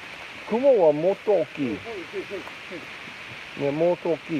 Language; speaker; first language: Japanese; non-native, learner; English